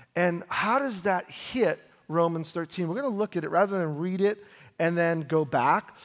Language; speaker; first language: English; native; English